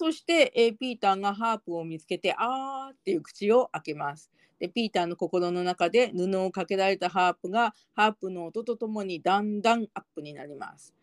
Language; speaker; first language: Japanese; native; Japanese